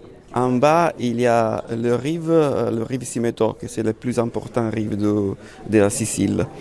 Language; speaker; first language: French; non-native, fluent; Italian